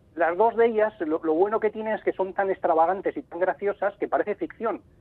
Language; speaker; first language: Spanish; native; Spanish